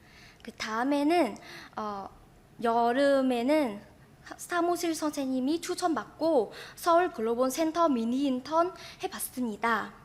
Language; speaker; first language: Korean; non-native, fluent; Vietnamese